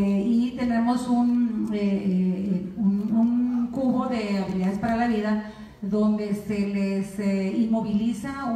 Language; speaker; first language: Spanish; native; Spanish